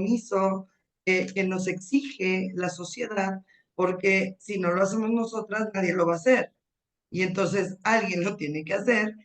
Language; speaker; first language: Spanish; native; Spanish